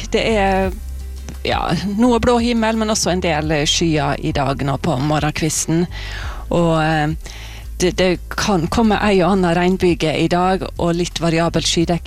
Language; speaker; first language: Norwegian; native; Norwegian